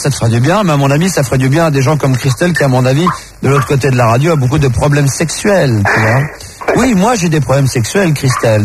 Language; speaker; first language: French; native; French